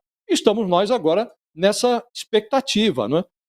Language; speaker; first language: Portuguese; native; Portuguese